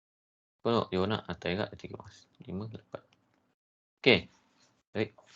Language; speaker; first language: Japanese; non-native, fluent; Malay